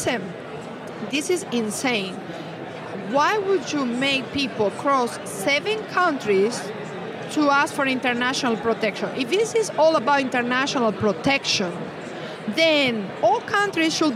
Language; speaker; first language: English; non-native, fluent; Spanish